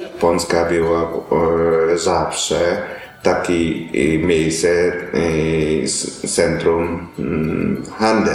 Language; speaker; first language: Polish; non-native, learner; Vietnamese